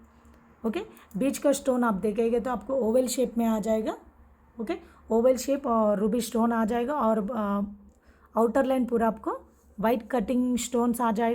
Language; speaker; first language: Hindi; non-native, local second language; Telugu